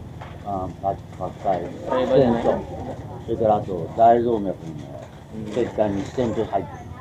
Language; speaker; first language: Japanese; native; Japanese